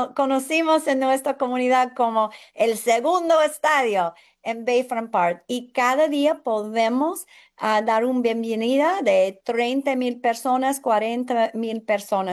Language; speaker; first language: Spanish; non-native, fluent; English